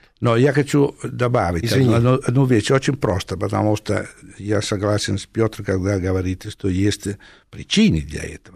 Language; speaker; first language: Russian; non-native, fluent; Italian